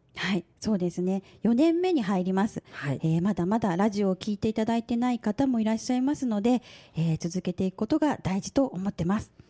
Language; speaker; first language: Japanese; native; Japanese